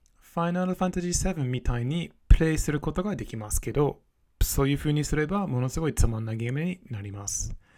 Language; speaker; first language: Japanese; non-native, fluent; English